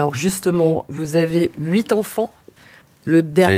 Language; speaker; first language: French; native; French